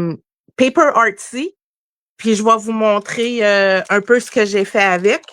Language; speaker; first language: French; native; French